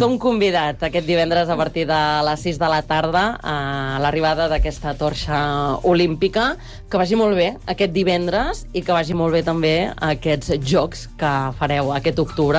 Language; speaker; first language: Catalan; native; Catalan